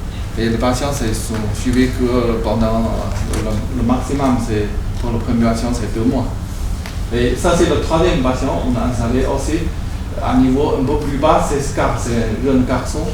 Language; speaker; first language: French; non-native, learner; Chinese